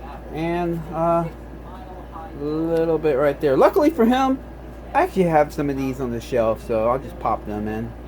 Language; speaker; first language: English; native; English